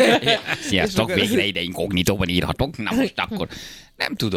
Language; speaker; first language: Hungarian; native; Hungarian